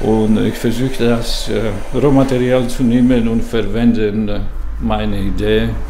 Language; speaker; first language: German; non-native, learner; Greek